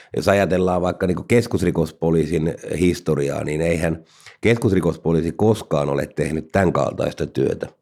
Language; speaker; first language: Finnish; native; Finnish